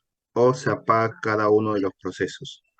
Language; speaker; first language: Spanish; native; Spanish